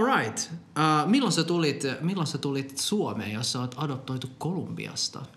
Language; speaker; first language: Finnish; non-native, local second language; Swedish